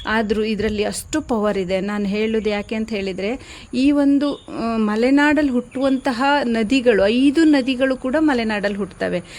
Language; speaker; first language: Kannada; native; Kannada